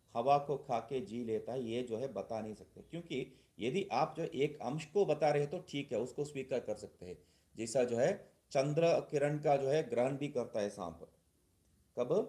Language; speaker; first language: Hindi; non-native, local second language; Tamil